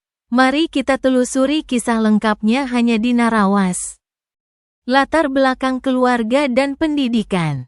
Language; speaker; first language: Indonesian; native; Indonesian